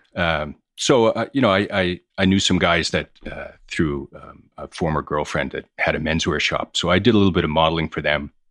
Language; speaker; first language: English; native; English